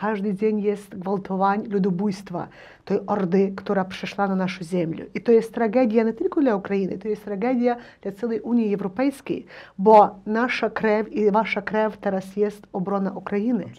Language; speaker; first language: Polish; non-native, learner; Ukrainian